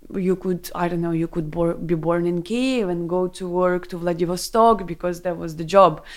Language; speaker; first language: English; non-native, fluent; Ukrainian